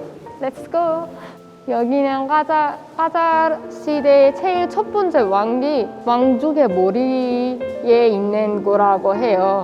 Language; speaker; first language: Korean; non-native, fluent; Persian